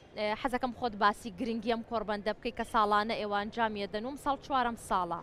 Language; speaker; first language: Central Kurdish; native; Central Kurdish